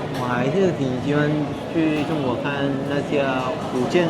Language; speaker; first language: Chinese; non-native, fluent; Vietnamese